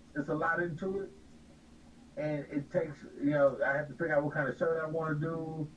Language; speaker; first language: English; native; English